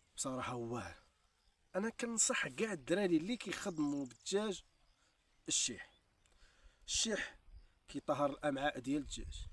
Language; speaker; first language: Arabic; native; Arabic